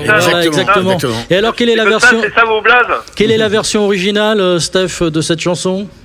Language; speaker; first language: French; native; French